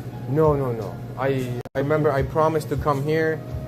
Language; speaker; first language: English; non-native, fluent; Polish